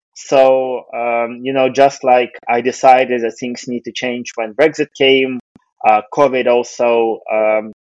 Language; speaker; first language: English; non-native, fluent; Russian